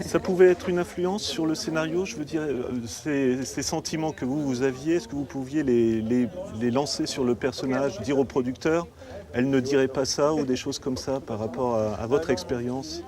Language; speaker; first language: French; native; French